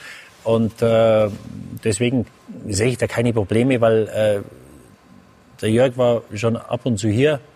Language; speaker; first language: German; native; German